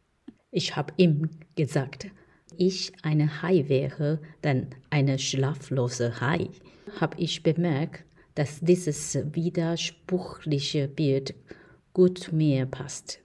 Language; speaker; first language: German; non-native, fluent; Chinese